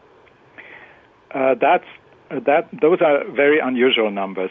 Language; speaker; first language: English; non-native, fluent; German